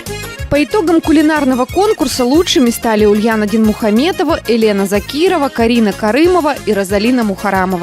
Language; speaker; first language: Russian; native; Russian